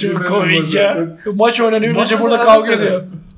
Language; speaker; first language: Turkish; native; Turkish